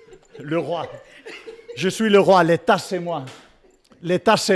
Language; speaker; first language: French; non-native, fluent; English